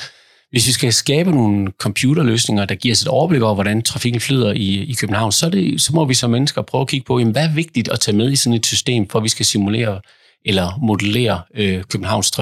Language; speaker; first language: Danish; native; Danish